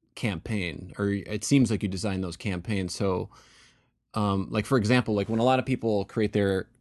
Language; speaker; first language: English; native; English